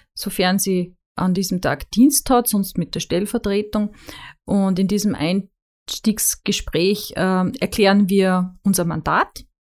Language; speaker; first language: German; native; German